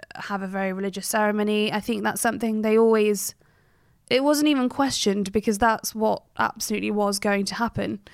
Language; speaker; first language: English; native; English